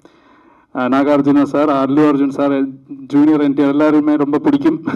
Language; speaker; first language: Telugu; non-native, learner; Malayalam